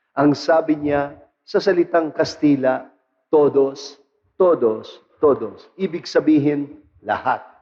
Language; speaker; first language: Filipino; non-native, local second language; Pampanga